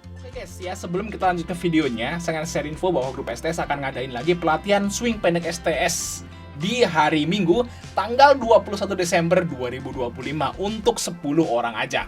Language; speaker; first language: Indonesian; native; Indonesian